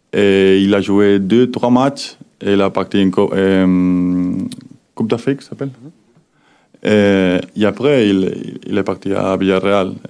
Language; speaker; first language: French; non-native, learner; Spanish